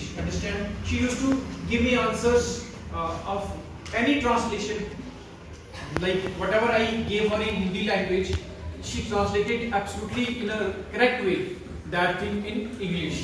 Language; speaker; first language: English; non-native, local second language; Hindi